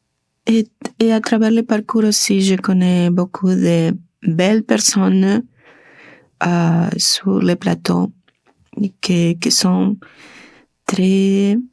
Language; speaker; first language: French; non-native, learner; Spanish